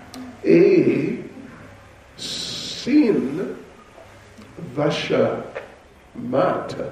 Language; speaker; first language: Russian; non-native, learner; English